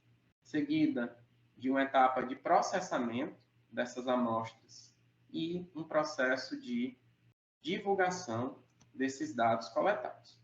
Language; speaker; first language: Portuguese; native; Portuguese